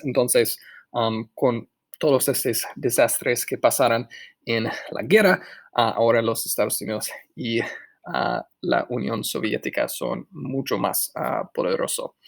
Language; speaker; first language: Spanish; non-native, fluent; English